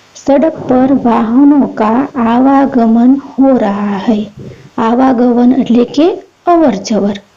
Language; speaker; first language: Hindi; non-native, local second language; Gujarati